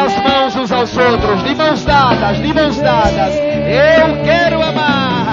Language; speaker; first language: Portuguese; native; Portuguese